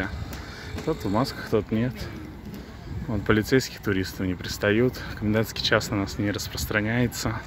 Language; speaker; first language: Russian; native; Russian